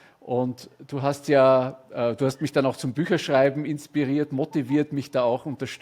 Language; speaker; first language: German; native; German